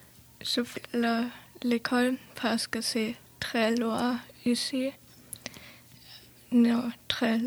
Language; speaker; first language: French; non-native, learner; German